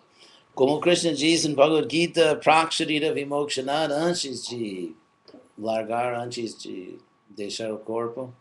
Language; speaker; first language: Portuguese; non-native, fluent; English